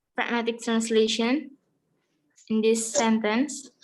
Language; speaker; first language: English; non-native, learner; Indonesian